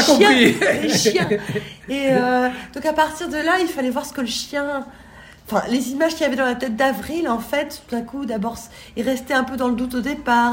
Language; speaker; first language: French; native; French